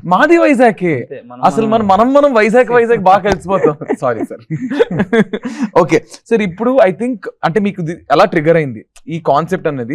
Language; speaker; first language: Telugu; native; Telugu